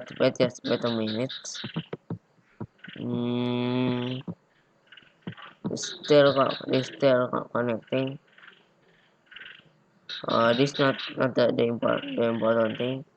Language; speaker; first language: English; non-native, learner; Indonesian